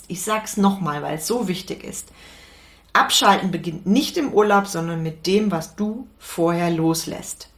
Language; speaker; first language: German; native; German